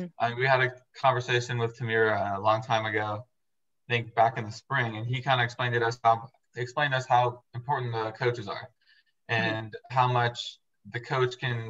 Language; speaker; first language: English; native; English